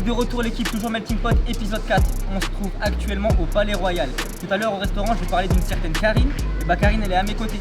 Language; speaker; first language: French; native; French